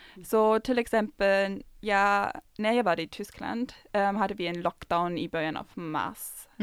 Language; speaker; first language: Swedish; non-native, fluent; German